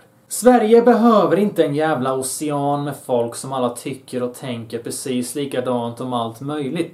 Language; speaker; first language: Swedish; early bilingual, other home language; Bosnian